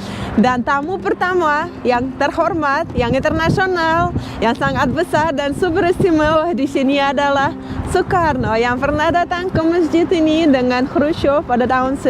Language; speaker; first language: Indonesian; non-native, fluent; Russian